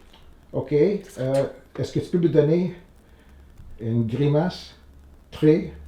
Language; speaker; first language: French; non-native, learner; English